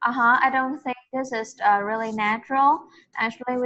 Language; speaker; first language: English; non-native, fluent; Vietnamese